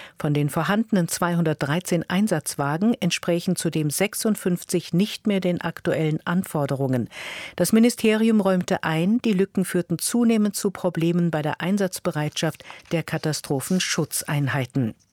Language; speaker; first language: German; native; German